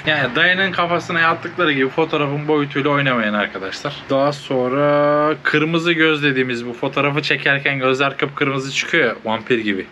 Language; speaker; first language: Turkish; native; Turkish